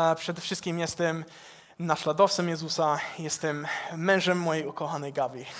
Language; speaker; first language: Polish; non-native, fluent; English